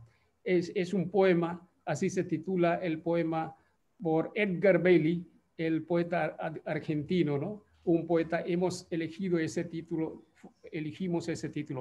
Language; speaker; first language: Spanish; non-native, fluent; Bangla